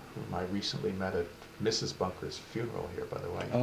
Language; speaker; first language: English; native; English